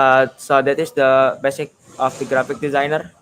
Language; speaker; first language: English; non-native, learner; Indonesian